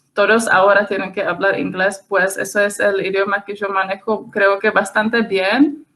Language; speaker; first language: Spanish; non-native, fluent; Czech